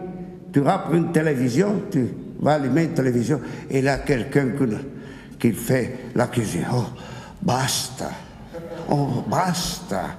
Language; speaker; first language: French; non-native, fluent; Italian